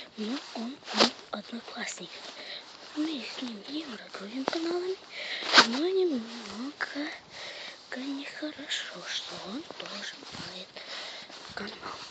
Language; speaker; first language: Russian; non-native, local second language; Ukrainian